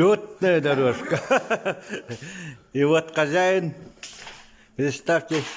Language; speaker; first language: Russian; non-native, local second language; Yakut